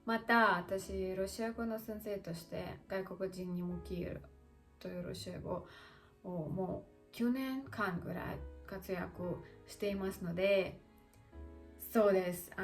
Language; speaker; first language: Japanese; non-native, learner; Russian